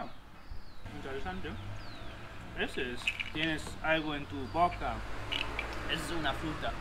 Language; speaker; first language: Spanish; non-native, learner; German